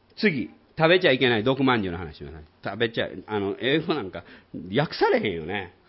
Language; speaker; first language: Japanese; native; Japanese